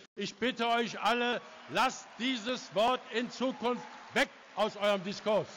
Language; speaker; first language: German; native; German